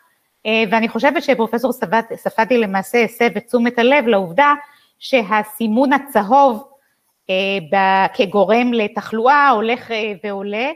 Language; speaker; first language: Hebrew; native; Hebrew